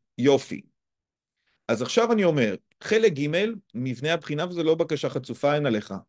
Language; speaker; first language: Hebrew; native; Hebrew